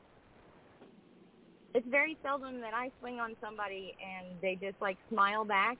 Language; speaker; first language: English; native; English